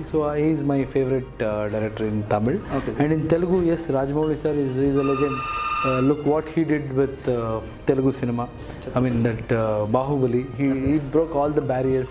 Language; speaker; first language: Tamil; non-native, learner; Kannada